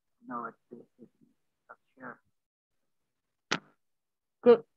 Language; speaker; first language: English; non-native, learner; Indonesian